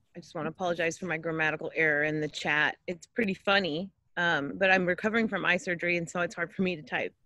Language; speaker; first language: English; native; English